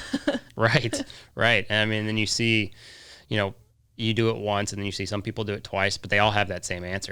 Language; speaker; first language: English; native; English